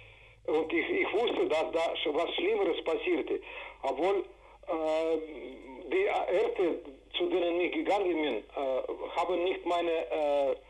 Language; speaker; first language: German; non-native, fluent; Russian